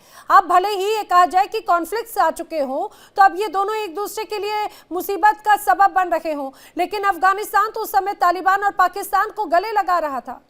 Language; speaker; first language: Hindi; native; Hindi